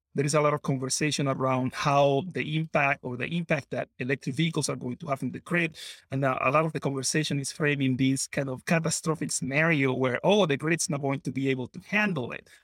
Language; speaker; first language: English; non-native, fluent; Spanish